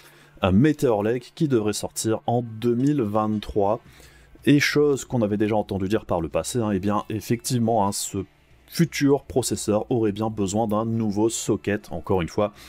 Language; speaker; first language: French; native; French